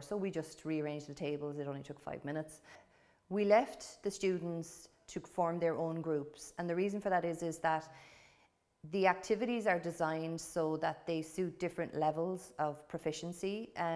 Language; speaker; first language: English; native; English